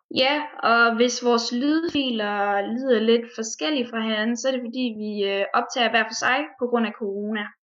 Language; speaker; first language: Danish; native; Danish